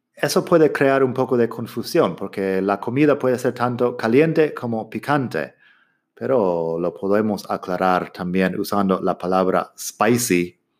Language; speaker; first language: Spanish; non-native, fluent; English